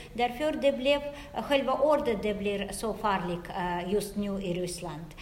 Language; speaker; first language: Swedish; non-native, fluent; Russian